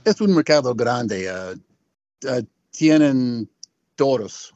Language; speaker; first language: Spanish; non-native, learner; English